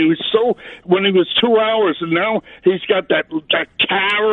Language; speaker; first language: English; native; English